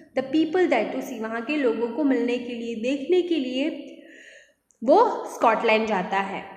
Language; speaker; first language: Hindi; non-native, local second language; Gujarati